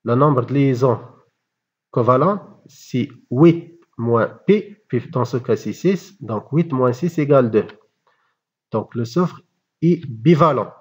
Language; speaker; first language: French; non-native, local second language; Arabic